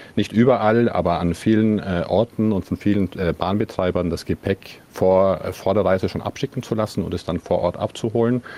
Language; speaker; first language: German; native; German